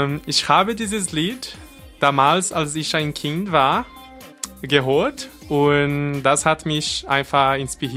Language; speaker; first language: German; non-native, fluent; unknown